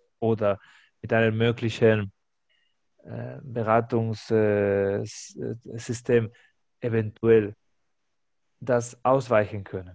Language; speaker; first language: German; non-native, fluent; Spanish